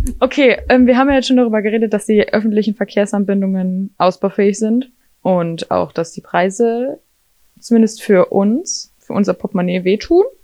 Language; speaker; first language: German; native; German